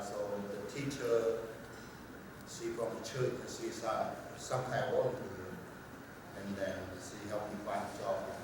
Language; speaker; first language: English; non-native, learner; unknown